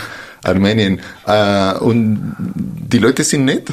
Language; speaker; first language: German; non-native, fluent; Spanish